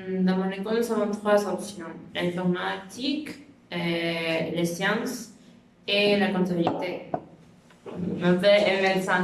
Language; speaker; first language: French; non-native, learner; Spanish